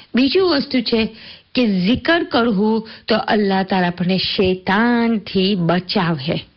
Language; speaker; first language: Gujarati; early bilingual, heritage; Gujarati